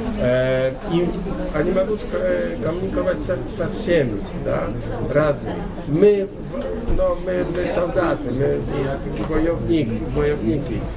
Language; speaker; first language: Russian; non-native, learner; Polish